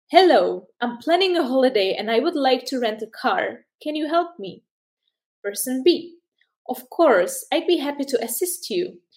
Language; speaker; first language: English; non-native, fluent; Czech